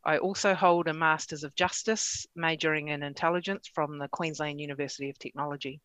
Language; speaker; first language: English; native; English